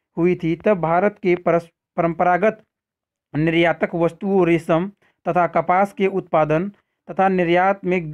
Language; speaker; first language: Hindi; native; Hindi